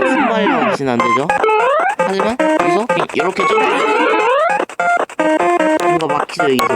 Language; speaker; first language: Korean; native; Korean